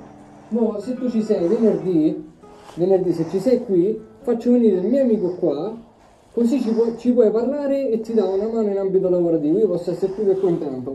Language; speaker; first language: Italian; native; Italian